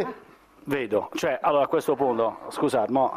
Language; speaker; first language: Italian; native; Italian